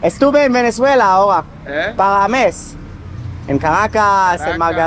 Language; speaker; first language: Spanish; non-native, learner; English